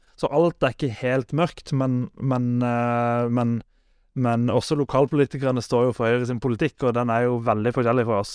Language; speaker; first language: Norwegian; native; Norwegian